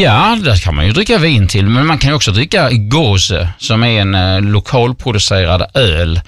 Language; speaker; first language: Swedish; native; Swedish